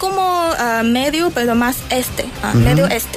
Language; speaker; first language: Spanish; non-native, learner; Chinese